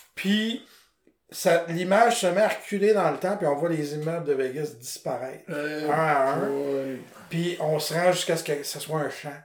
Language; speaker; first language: French; native; French